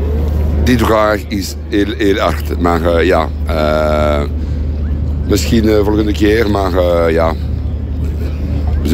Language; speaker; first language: Dutch; non-native, local second language; French